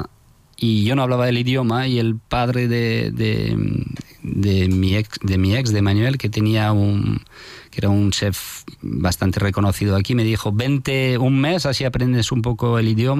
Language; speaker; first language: Spanish; non-native, fluent; French